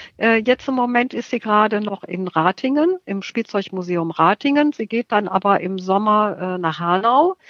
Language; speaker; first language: German; native; German